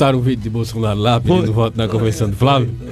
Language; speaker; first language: Portuguese; native; Portuguese